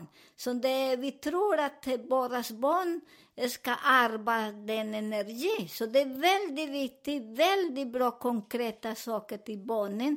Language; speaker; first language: Swedish; non-native, learner; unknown